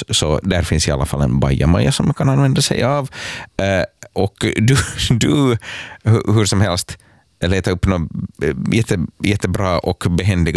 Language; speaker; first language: Swedish; native; Swedish